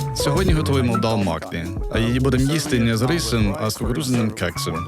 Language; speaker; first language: Ukrainian; non-native, fluent; English